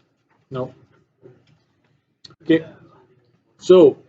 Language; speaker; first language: English; native; English